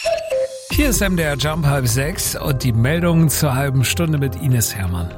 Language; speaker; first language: German; native; German